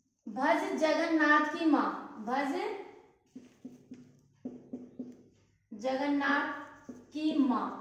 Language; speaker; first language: Hindi; native; Hindi